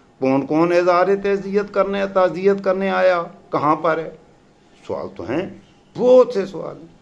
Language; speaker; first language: Urdu; non-native, local second language; Pashto